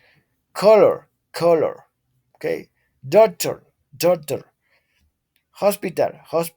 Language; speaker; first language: English; non-native, learner; Spanish